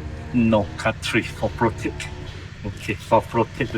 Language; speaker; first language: English; non-native, learner; Thai